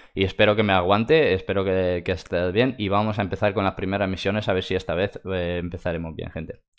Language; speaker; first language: Spanish; non-native, fluent; Russian